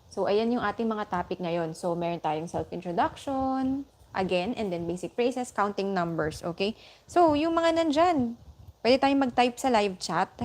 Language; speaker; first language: Filipino; native; Filipino